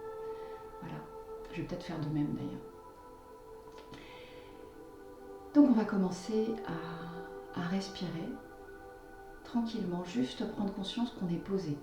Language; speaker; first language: French; native; French